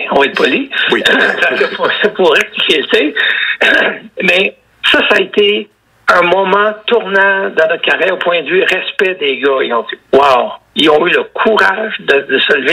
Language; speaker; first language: French; native; French